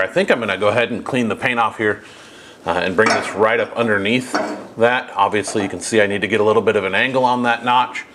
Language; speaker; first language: English; native; English